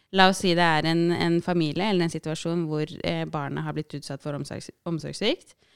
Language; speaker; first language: Norwegian; early bilingual, other home language; Arabic